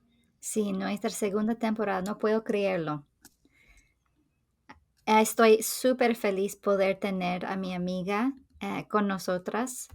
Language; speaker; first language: Spanish; non-native, fluent; English